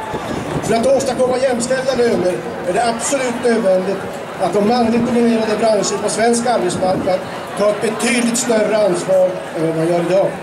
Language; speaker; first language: Swedish; native; Swedish